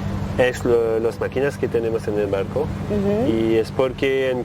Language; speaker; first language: Spanish; non-native, learner; French